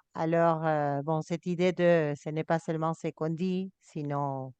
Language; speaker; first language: French; non-native, fluent; Spanish